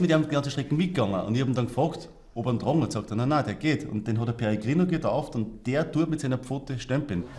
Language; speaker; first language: German; native; German